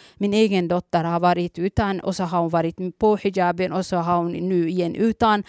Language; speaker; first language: Swedish; early bilingual, other home language; Somali